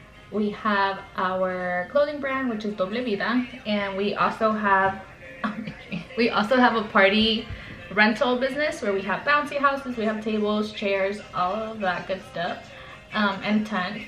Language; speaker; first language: English; early bilingual, other home language; Spanish